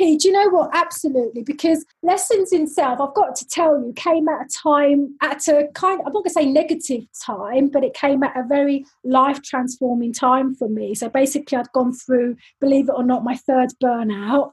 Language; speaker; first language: English; native; English